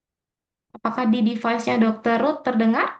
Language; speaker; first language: Indonesian; native; Indonesian